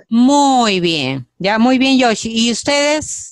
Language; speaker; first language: Spanish; native; Spanish